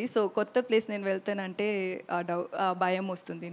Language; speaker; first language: Telugu; non-native, learner; Tamil